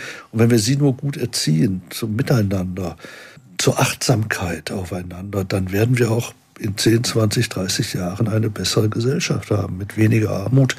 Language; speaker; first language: German; native; German